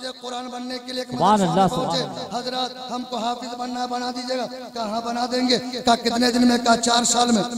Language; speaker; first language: Hindi; non-native, local second language; Urdu